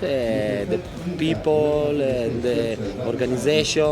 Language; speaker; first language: English; non-native, learner; Italian